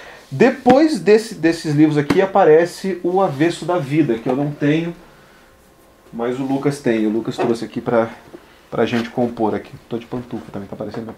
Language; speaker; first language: Portuguese; native; Portuguese